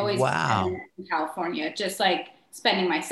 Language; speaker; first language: English; native; English